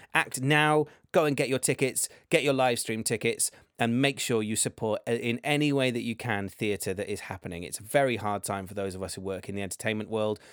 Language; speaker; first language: English; native; English